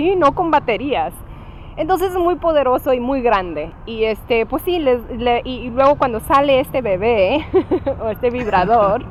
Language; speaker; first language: Spanish; early bilingual, heritage; English